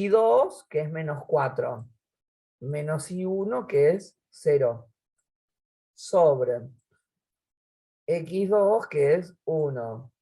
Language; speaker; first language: Spanish; native; Spanish